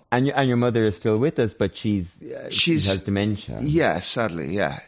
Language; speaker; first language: English; native; English